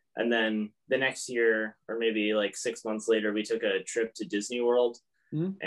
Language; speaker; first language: English; native; English